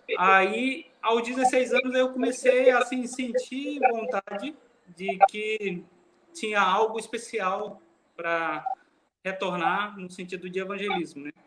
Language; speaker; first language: Portuguese; non-native, local second language; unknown